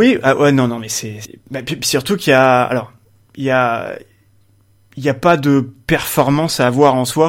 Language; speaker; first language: French; native; French